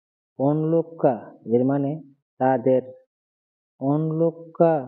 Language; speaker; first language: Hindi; non-native, learner; Bangla